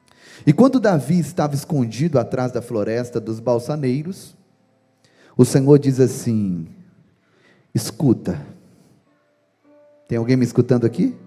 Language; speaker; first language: Portuguese; native; Portuguese